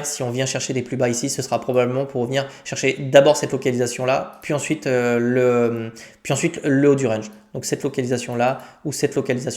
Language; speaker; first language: French; native; French